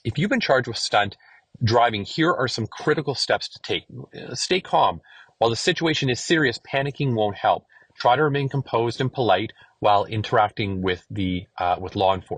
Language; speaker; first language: English; native; English